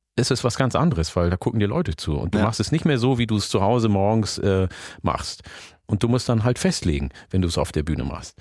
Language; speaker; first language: German; non-native, fluent; Oromo